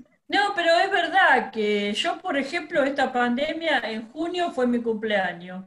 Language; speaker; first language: Spanish; native; Spanish